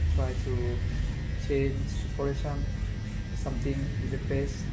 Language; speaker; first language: English; non-native, learner; Thai